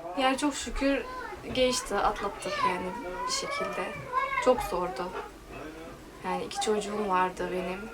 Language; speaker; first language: Turkish; non-native, fluent; Arabic